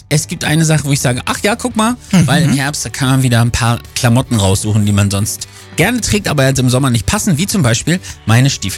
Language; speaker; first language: German; native; German